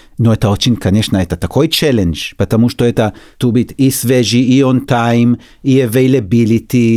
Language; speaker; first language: Russian; non-native, learner; Hebrew